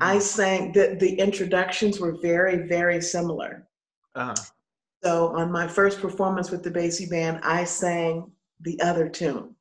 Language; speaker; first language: English; native; English